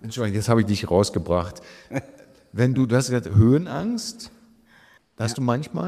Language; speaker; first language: German; native; German